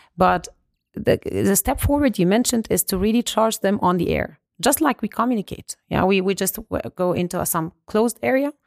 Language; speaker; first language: English; non-native, fluent; Arabic